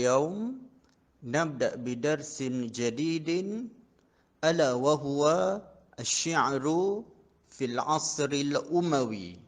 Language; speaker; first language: Arabic; non-native, fluent; Malay